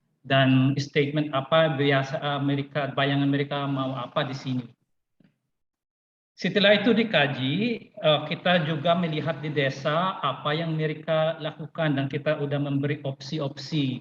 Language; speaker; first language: Indonesian; non-native, fluent; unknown